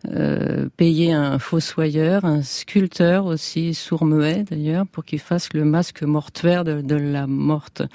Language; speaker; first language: French; native; French